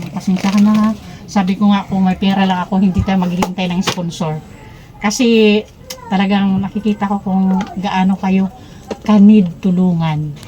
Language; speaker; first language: Filipino; native; Filipino